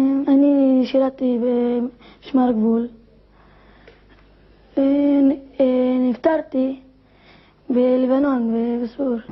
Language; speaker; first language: Hebrew; non-native, local second language; Arabic